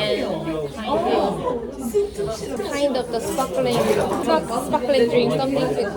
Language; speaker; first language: English; non-native, learner; Korean